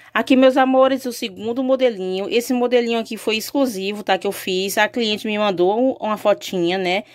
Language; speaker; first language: Portuguese; native; Portuguese